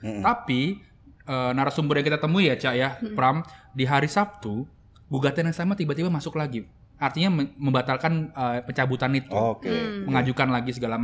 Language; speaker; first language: Indonesian; native; Indonesian